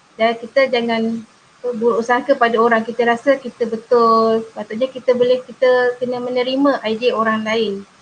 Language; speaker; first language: Malay; non-native, local second language; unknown